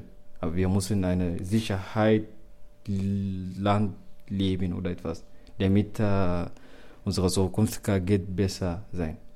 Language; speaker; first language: German; non-native, learner; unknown